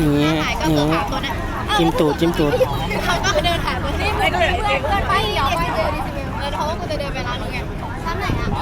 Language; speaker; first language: Thai; native; Thai